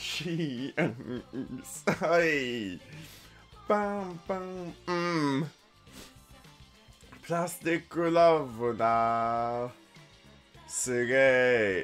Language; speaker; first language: Japanese; non-native, learner; English